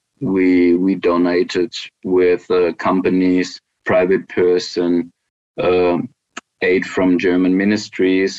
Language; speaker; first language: English; non-native, fluent; German